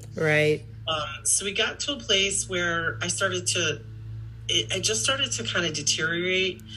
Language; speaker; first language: English; native; English